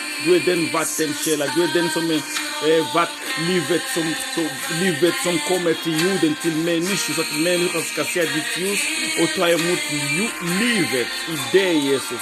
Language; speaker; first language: Swedish; non-native, fluent; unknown